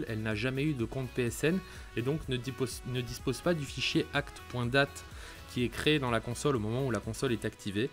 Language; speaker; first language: French; native; French